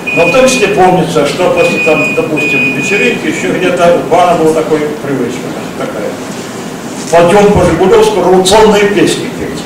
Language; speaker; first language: Russian; native; Russian